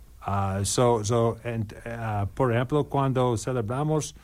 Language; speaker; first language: Spanish; non-native, learner; English